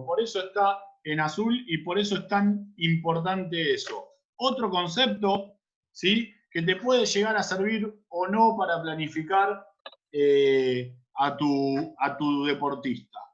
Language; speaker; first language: Spanish; native; Spanish